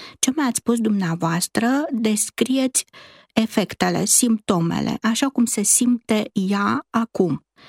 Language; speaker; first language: Romanian; native; Romanian